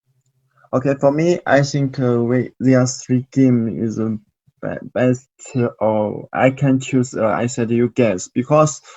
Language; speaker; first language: English; non-native, learner; Chinese